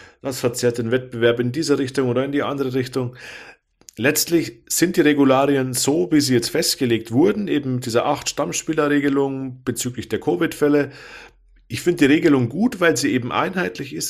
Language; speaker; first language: German; native; German